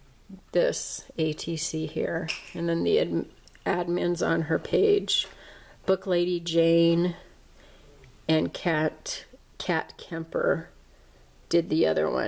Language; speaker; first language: English; native; English